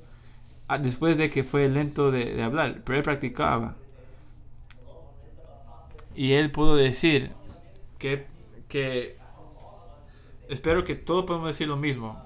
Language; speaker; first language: Spanish; non-native, fluent; English